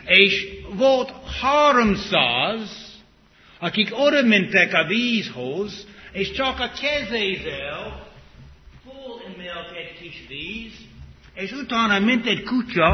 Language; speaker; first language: Hungarian; non-native, fluent; English